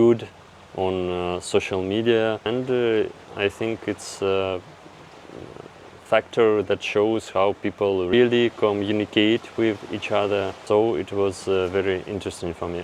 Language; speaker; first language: English; non-native, fluent; Russian